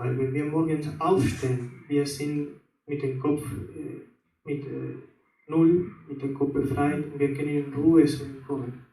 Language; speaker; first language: German; non-native, fluent; Spanish